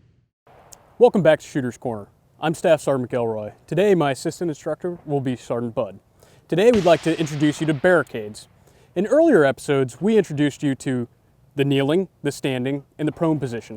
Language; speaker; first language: English; native; English